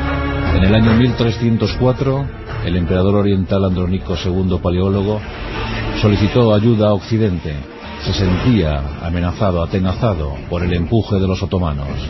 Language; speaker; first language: Spanish; native; Spanish